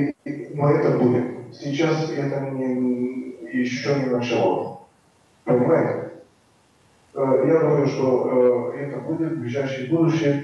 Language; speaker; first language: Russian; non-native, learner; Bulgarian